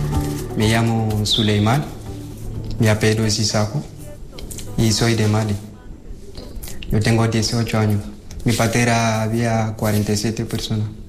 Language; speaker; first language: Spanish; non-native, learner; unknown